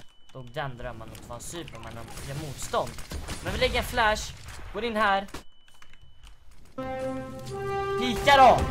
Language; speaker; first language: Swedish; native; Swedish